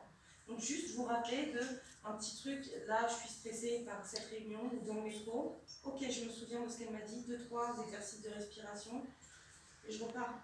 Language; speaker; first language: French; native; French